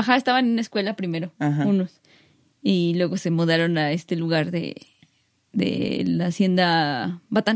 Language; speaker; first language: Spanish; native; Spanish